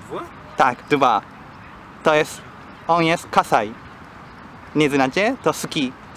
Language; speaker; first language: Polish; non-native, learner; Japanese